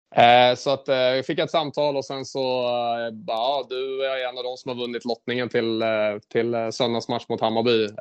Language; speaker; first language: Swedish; native; Swedish